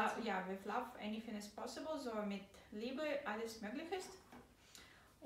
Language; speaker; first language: German; non-native, fluent; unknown